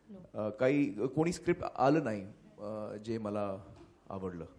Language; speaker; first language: Marathi; non-native, local second language; Urdu